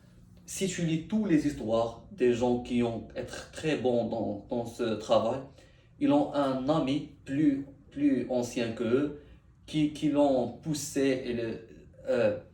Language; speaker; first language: French; non-native, learner; Arabic